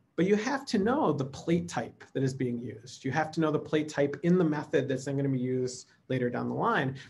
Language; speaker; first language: English; native; English